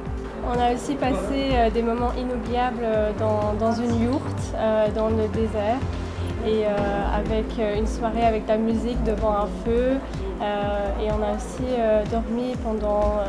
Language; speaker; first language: French; non-native, local second language; Luxembourgish